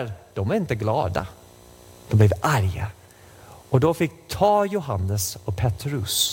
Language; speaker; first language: Swedish; non-native, fluent; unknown